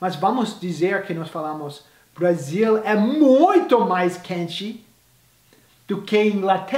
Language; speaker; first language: Portuguese; non-native, fluent; English